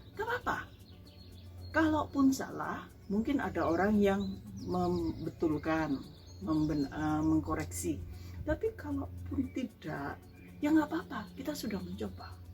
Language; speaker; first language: Indonesian; native; Indonesian